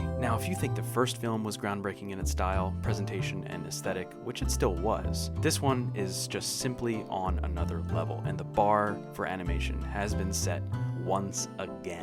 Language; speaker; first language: English; native; English